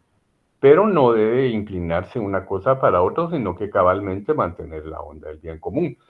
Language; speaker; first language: Spanish; native; Spanish